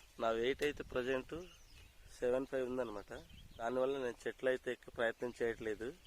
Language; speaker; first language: Telugu; non-native, local second language; Odia